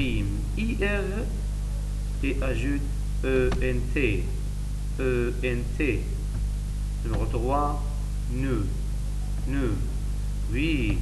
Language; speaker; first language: French; non-native, learner; Arabic